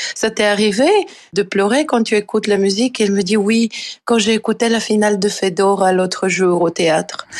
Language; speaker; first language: French; non-native, fluent; Bulgarian